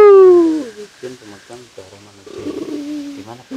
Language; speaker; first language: Indonesian; native; Indonesian